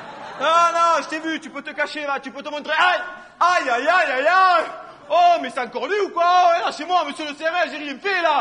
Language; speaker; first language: French; native; French